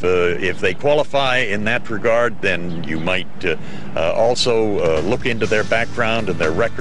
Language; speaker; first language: English; native; English